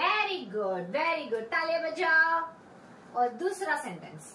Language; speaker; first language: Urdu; non-native, local second language; Tamil